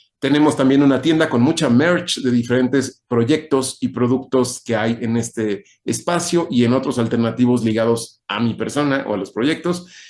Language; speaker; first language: Spanish; native; Spanish